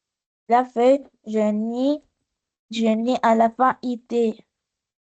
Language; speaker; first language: French; non-native, local second language; Arabic